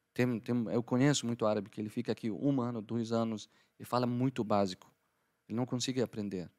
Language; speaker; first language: Portuguese; non-native, fluent; Arabic